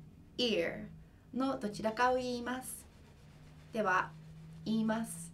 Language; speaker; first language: Japanese; non-native, fluent; English